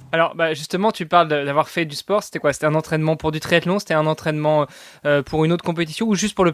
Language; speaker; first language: French; native; French